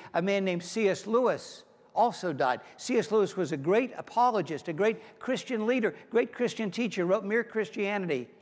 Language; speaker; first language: English; native; English